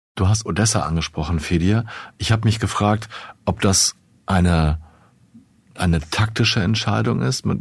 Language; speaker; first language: German; non-native, fluent; Ukrainian